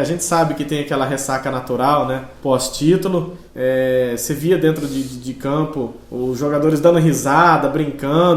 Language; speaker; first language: Portuguese; native; Portuguese